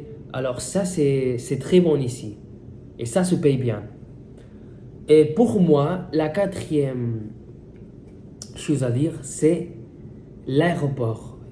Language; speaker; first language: French; non-native, fluent; Spanish